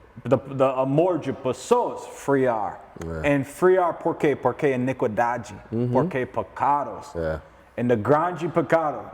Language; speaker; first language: Portuguese; non-native, learner; English